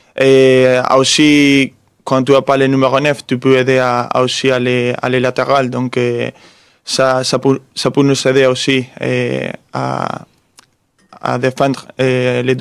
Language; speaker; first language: French; non-native, fluent; Spanish